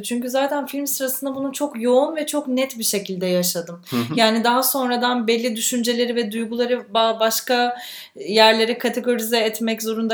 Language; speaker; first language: Turkish; native; Turkish